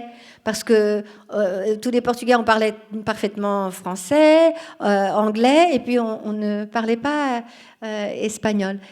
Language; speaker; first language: French; non-native, fluent; Portuguese